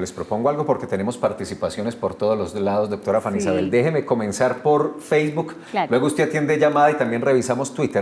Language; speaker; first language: Spanish; native; Spanish